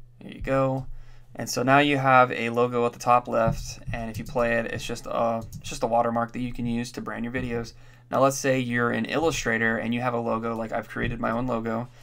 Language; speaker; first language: English; native; English